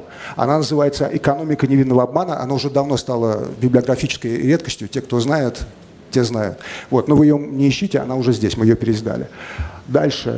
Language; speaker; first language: Russian; native; Russian